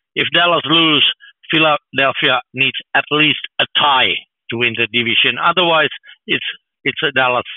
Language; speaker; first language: English; non-native, fluent; Finnish